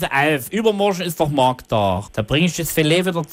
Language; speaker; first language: German; native; German